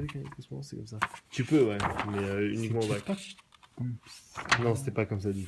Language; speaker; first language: French; early bilingual, other home language; Japanese